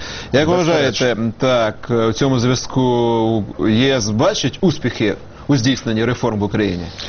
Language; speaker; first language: Ukrainian; native; Ukrainian